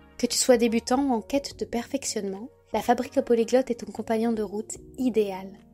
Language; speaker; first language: French; native; French